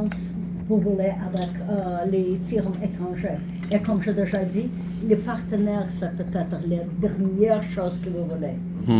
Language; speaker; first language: French; non-native, learner; English